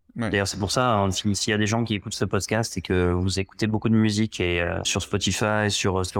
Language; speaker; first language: French; native; French